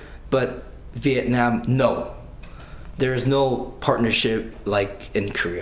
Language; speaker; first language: English; non-native, fluent; Korean